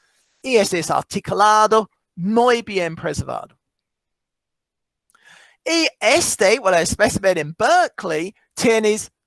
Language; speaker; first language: Spanish; non-native, fluent; English